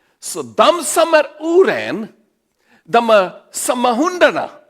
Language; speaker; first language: Swedish; non-native, learner; Urdu